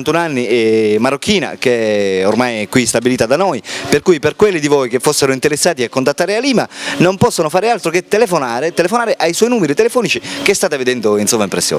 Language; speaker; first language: Italian; native; Italian